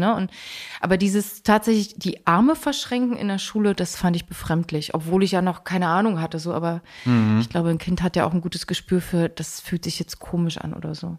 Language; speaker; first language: German; native; German